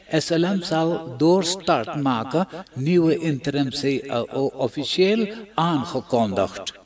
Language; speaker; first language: Dutch; non-native, local second language; Hindi